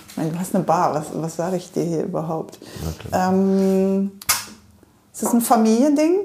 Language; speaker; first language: German; native; German